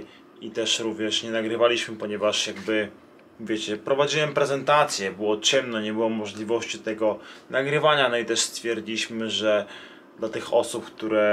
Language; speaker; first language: Polish; native; Polish